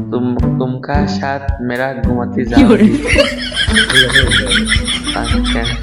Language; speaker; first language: Hindi; non-native, learner; Bangla